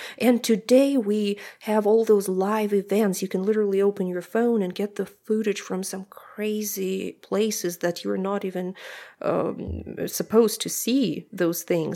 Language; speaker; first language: English; non-native, fluent; Russian